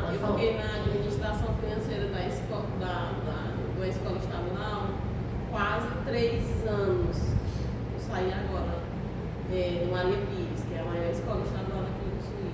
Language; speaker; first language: Portuguese; native; Portuguese